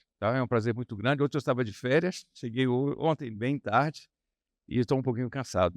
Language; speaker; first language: Portuguese; native; Portuguese